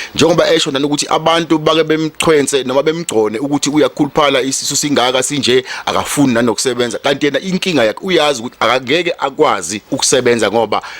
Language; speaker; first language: Zulu; native; Zulu